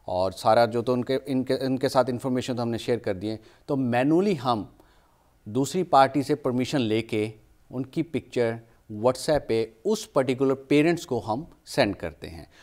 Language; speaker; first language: Hindi; native; Hindi